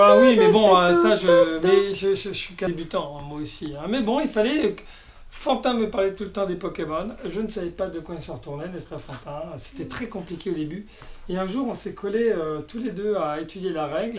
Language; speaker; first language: French; native; French